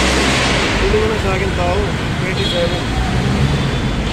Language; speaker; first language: Filipino; non-native, learner; Punjabi